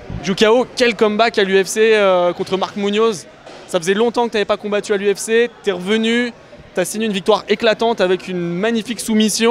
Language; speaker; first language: French; native; French